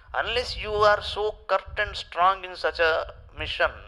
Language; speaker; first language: English; non-native, local second language; Telugu